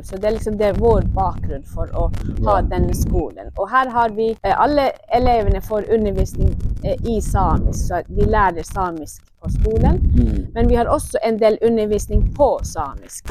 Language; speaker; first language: Norwegian; non-native, local second language; Northern Sami